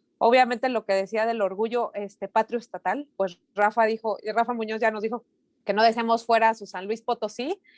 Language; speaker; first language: Spanish; native; Spanish